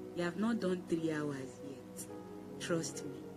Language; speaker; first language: English; non-native, local second language; Igbo